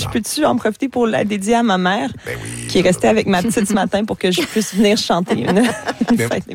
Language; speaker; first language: French; native; French